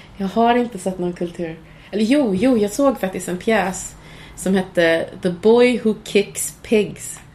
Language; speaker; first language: Swedish; early bilingual, other home language; Cantonese